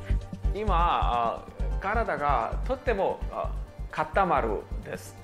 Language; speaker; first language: Japanese; non-native, learner; Korean